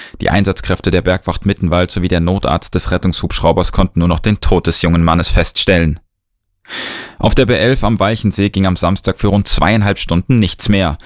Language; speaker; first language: German; native; German